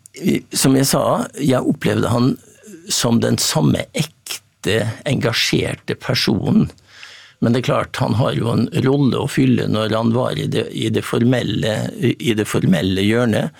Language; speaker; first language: Norwegian; native; Norwegian